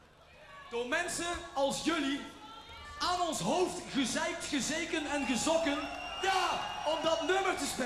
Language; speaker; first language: Dutch; native; Dutch